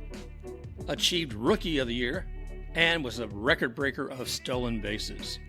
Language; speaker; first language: English; native; English